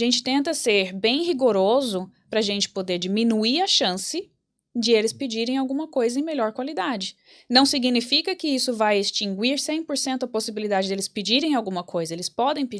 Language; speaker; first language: Portuguese; native; Portuguese